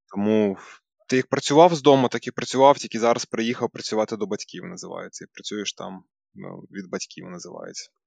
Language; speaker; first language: Ukrainian; native; Ukrainian